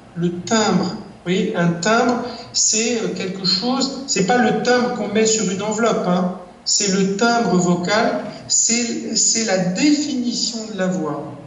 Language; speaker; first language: French; native; French